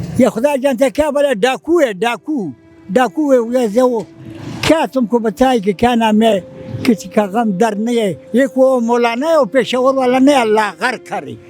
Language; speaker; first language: Urdu; non-native, local second language; Pashto